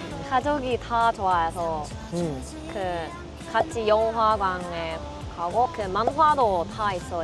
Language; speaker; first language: Korean; non-native, fluent; Japanese